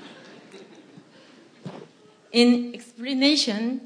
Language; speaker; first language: English; non-native, fluent; Korean